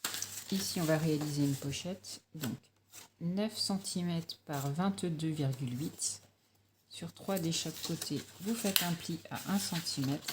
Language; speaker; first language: French; native; French